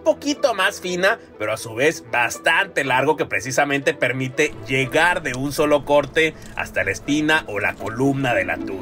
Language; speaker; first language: Spanish; native; Spanish